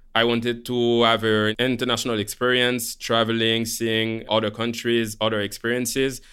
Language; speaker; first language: English; non-native, fluent; Haitian Creole